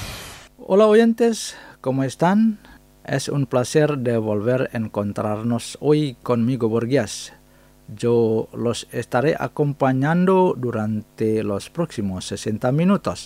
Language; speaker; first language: Spanish; non-native, fluent; Indonesian